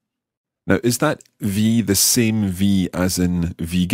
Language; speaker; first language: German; non-native, learner; English